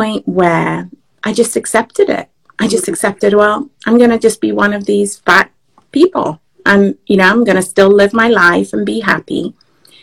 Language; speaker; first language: English; native; English